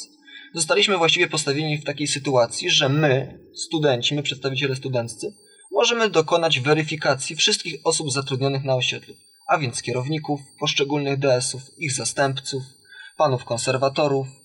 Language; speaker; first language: Polish; native; Polish